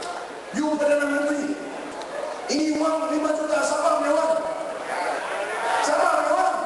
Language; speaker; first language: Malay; non-native, local second language; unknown